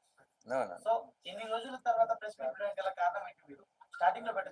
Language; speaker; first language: Telugu; native; Telugu